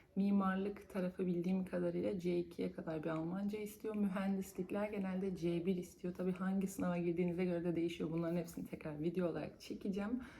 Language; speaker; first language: Turkish; native; Turkish